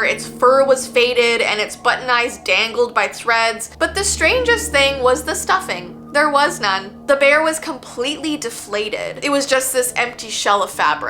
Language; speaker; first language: English; native; English